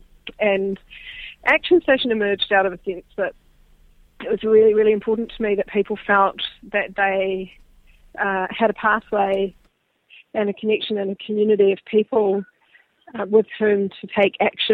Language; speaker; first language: English; native; English